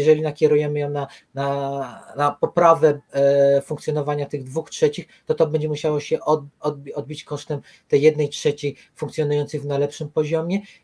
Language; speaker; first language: Polish; native; Polish